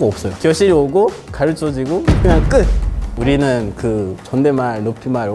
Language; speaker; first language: Korean; non-native, fluent; Kinyarwanda